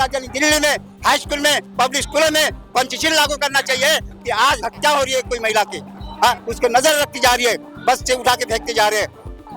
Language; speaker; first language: Hindi; native; Hindi